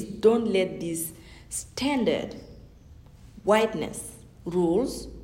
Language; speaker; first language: English; non-native, fluent; Fula